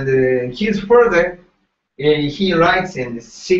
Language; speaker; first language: English; non-native, learner; Japanese